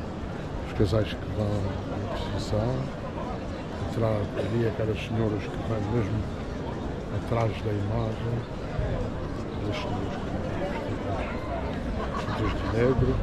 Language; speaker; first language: Portuguese; native; Portuguese